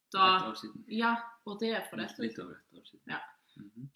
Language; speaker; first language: Norwegian; non-native, fluent; Faroese